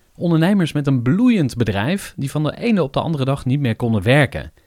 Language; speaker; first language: Dutch; native; Dutch